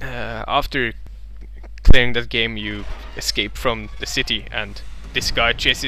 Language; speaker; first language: English; non-native, fluent; Norwegian